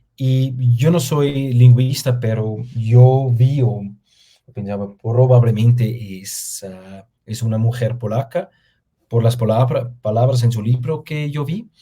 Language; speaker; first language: Spanish; non-native, fluent; German